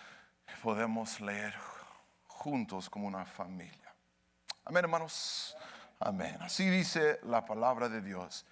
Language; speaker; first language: Spanish; early bilingual, heritage; Spanish